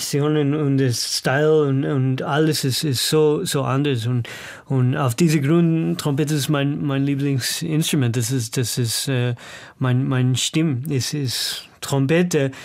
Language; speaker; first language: German; non-native, learner; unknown